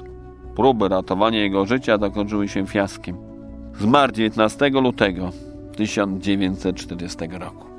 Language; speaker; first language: Polish; native; Polish